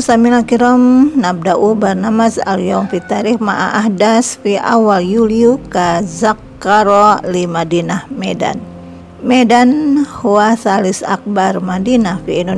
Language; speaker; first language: Arabic; non-native, fluent; Indonesian